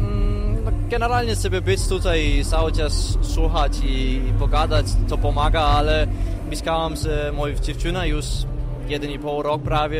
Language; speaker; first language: Polish; non-native, learner; Danish